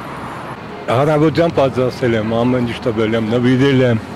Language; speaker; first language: Armenian; native; Armenian